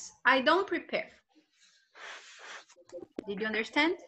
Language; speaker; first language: English; non-native, fluent; Portuguese